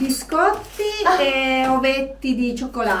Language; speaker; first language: Italian; native; Italian